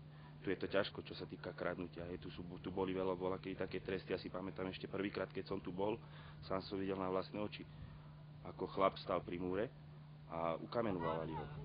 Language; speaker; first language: Slovak; native; Slovak